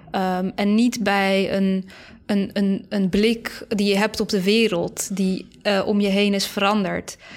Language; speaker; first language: Dutch; early bilingual, other home language; Bosnian